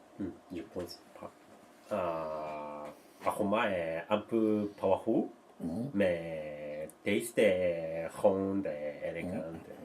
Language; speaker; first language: French; non-native, learner; Japanese